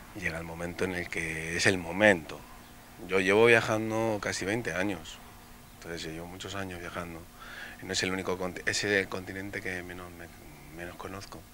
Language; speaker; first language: Spanish; native; Spanish